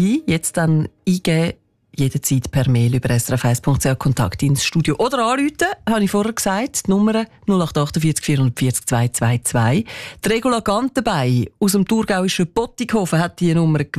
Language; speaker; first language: German; native; German